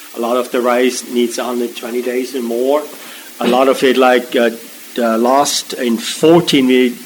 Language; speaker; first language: English; non-native, fluent; German